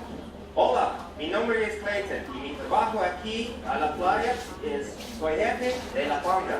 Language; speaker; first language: Spanish; non-native, learner; English